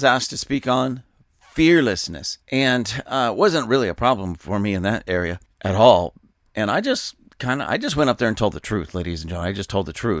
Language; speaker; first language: English; native; English